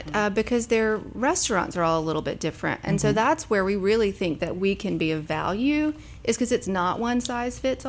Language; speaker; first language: English; native; English